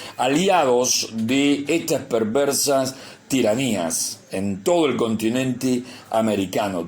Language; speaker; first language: Spanish; native; Spanish